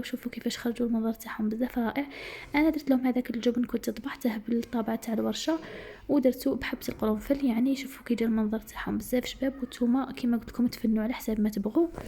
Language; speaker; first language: Arabic; native; Arabic